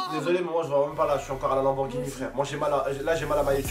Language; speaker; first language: French; native; French